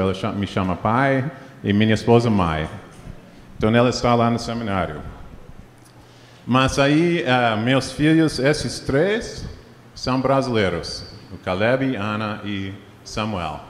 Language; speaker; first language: Portuguese; non-native, fluent; English